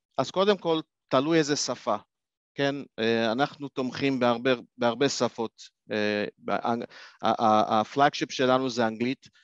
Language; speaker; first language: Hebrew; non-native, fluent; English